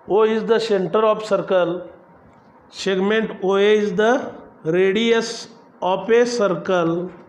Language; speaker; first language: English; non-native, local second language; Marathi